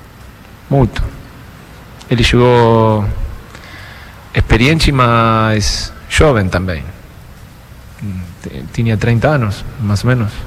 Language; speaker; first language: Portuguese; non-native, fluent; Spanish